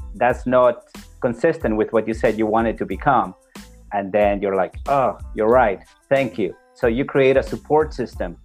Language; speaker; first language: English; non-native, fluent; Spanish